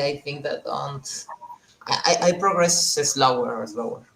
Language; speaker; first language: English; non-native, learner; Spanish